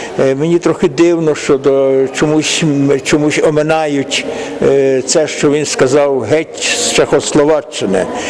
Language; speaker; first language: Ukrainian; native; Ukrainian